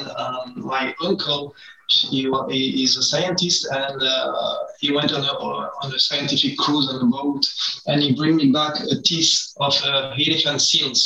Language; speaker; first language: English; non-native, learner; French